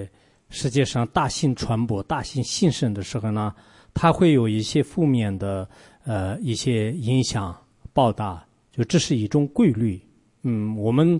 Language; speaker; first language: Chinese; non-native, local second language; Tibetan